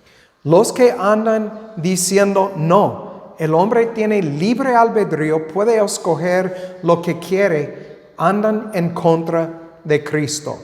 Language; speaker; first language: Spanish; non-native, fluent; English